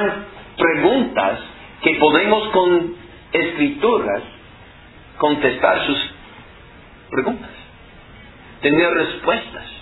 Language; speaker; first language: Spanish; non-native, fluent; English